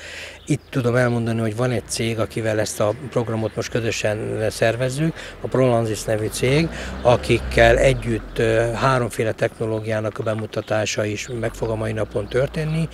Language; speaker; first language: Hungarian; native; Hungarian